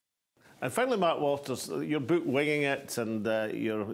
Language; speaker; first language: English; native; English